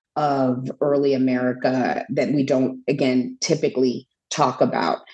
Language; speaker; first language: English; native; English